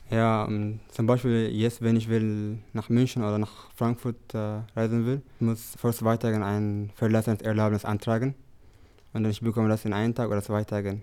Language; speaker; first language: German; non-native, learner; Tigrinya